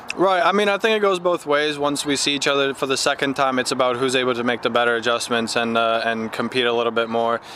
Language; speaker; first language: English; early bilingual, other home language; Slovak